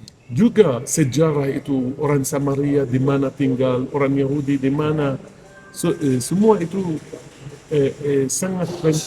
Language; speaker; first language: Indonesian; non-native, fluent; Arabic